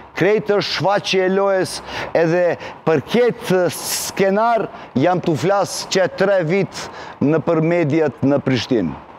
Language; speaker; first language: Albanian; non-native, local second language; Serbian